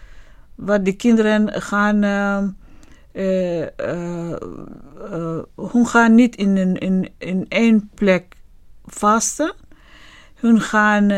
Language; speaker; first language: Dutch; non-native, learner; Arabic